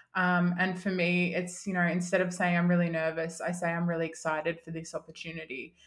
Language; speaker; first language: English; native; English